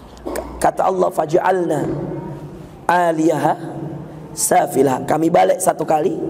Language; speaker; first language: Indonesian; native; Indonesian